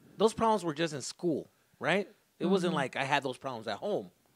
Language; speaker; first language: English; early bilingual, other home language; Spanish